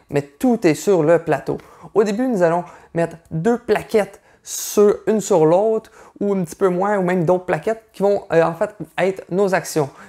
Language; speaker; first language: French; native; French